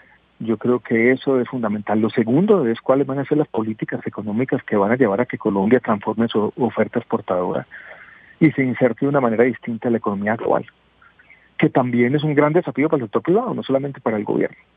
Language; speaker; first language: Spanish; native; Spanish